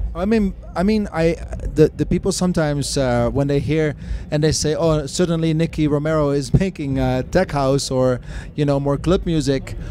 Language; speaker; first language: English; non-native, fluent; Dutch